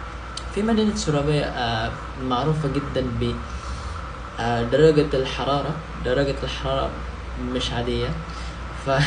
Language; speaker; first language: Arabic; non-native, fluent; Indonesian